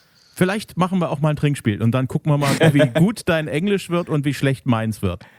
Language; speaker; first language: German; native; German